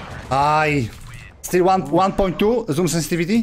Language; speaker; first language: English; non-native, learner; Polish